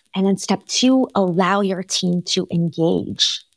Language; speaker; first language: English; non-native, fluent; French